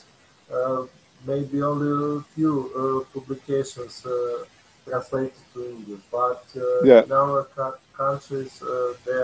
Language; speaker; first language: English; non-native, learner; Bosnian